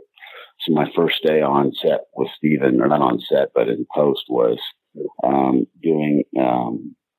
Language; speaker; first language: English; native; English